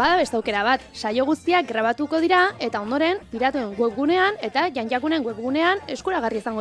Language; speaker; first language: Basque; native; Basque